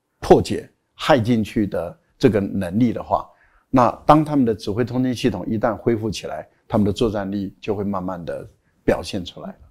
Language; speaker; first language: Chinese; native; Chinese